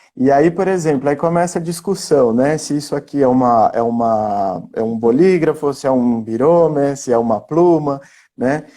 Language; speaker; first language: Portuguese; native; Portuguese